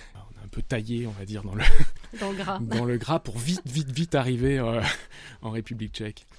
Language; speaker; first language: French; native; French